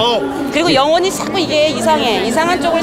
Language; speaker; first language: Korean; native; Korean